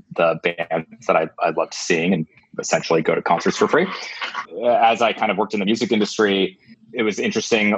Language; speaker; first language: English; native; English